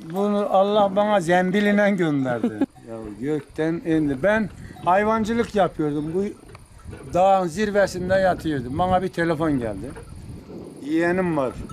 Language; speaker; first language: Turkish; native; Turkish